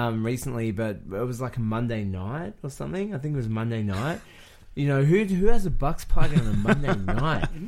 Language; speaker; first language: English; native; English